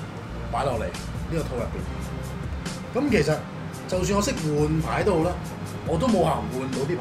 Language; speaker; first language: Cantonese; native; Cantonese